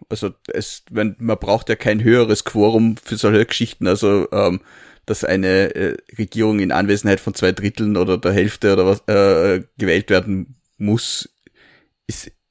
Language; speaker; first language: German; native; German